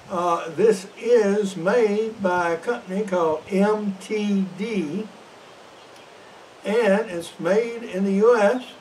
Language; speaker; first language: English; native; English